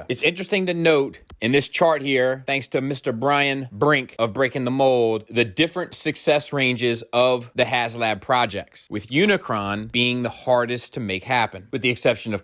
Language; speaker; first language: English; native; English